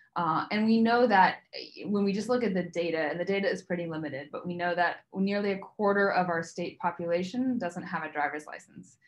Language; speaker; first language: English; native; English